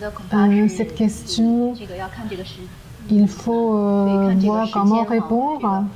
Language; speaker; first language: French; non-native, learner; Chinese